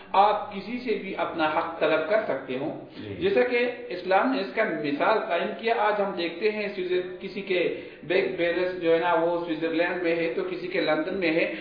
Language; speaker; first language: Urdu; non-native, local second language; Pashto